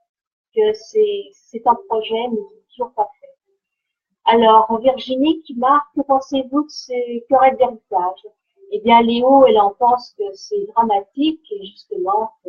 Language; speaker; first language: French; native; French